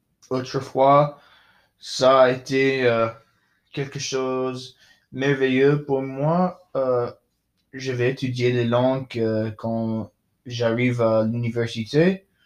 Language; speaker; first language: French; non-native, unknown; English